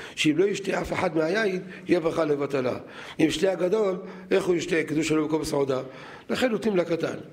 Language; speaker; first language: Hebrew; native; Hebrew